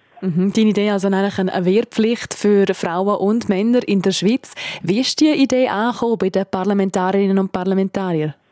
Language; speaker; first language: German; native; German